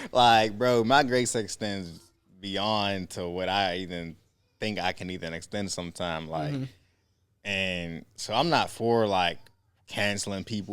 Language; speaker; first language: English; native; English